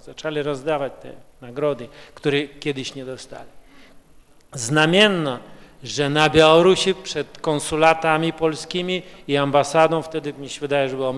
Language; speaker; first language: Polish; early bilingual, heritage; Russian